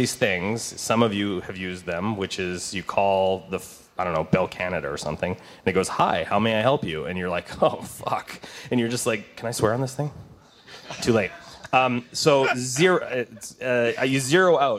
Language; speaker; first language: English; native; English